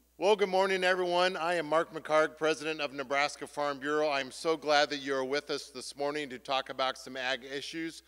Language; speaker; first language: English; native; English